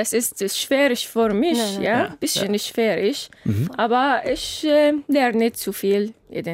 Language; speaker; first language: German; non-native, learner; Arabic